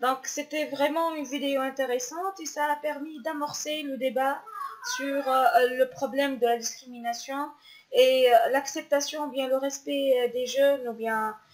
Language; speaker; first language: French; non-native, local second language; Arabic